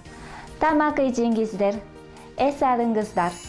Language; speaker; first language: Kyrgyz; non-native, learner; Japanese